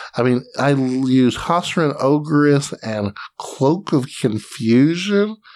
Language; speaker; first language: English; native; English